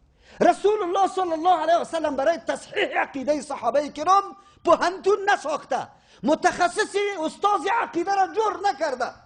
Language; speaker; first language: Persian; native; Persian